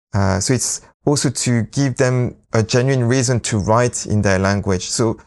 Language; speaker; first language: English; non-native, fluent; French